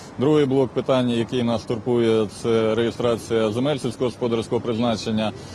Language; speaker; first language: Ukrainian; native; Ukrainian